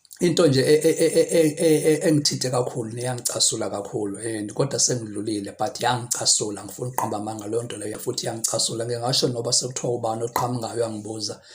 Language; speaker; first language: Zulu; non-native, local second language; Xhosa